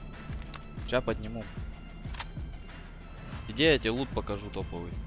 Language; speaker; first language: Russian; native; Russian